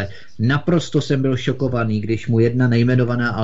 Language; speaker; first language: Czech; native; Czech